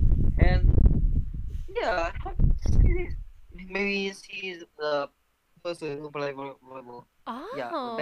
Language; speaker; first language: English; non-native, learner; Vietnamese